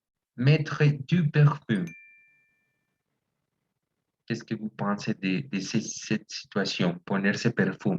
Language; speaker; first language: French; non-native, fluent; Spanish